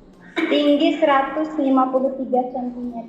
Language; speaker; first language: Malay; non-native, local second language; Javanese